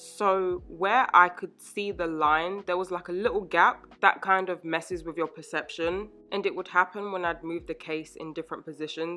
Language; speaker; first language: English; native; English